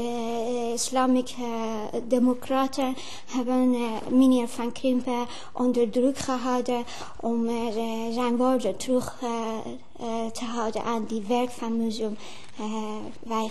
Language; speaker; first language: Dutch; non-native, fluent; Persian